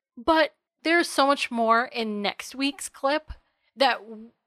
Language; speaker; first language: English; native; English